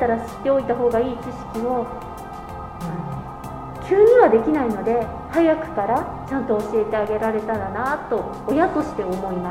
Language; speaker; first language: Japanese; native; Japanese